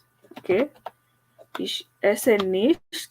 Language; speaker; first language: German; non-native, learner; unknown